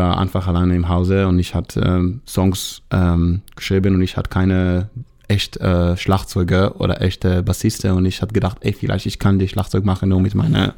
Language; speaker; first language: German; non-native, learner; Hebrew